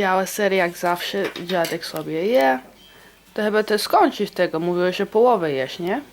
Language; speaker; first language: Polish; early bilingual, heritage; English